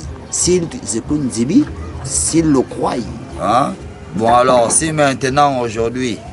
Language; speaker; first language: French; non-native, local second language; Fang